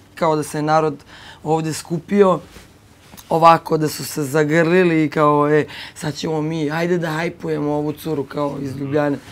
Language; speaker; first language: Serbian; early bilingual, heritage; Bosnian